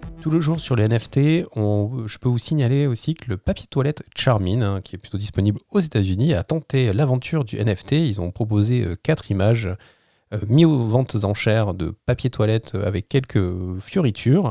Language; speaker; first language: French; native; French